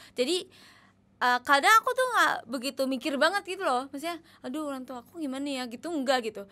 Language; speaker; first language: Indonesian; non-native, fluent; Japanese